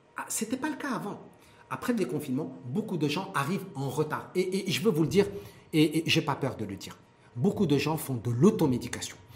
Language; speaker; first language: French; non-native, local second language; Arabic